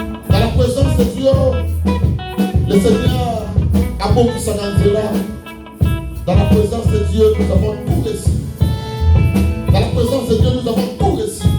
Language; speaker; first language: French; non-native, local second language; Lingala